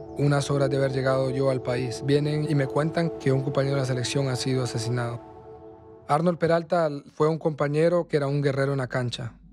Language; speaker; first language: Spanish; native; Spanish